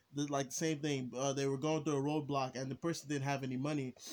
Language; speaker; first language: English; early bilingual, other home language; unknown